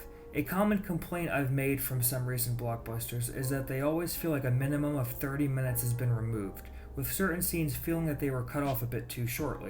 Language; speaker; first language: English; native; English